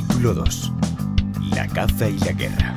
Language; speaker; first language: Spanish; native; Spanish